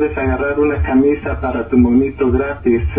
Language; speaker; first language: Spanish; early bilingual, heritage; Spanish